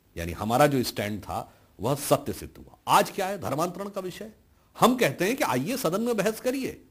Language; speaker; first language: Hindi; native; Hindi